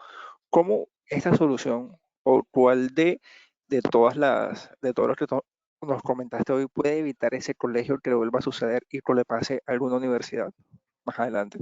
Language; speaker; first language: Spanish; native; Spanish